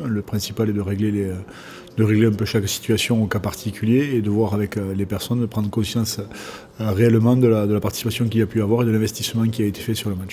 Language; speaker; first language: French; native; French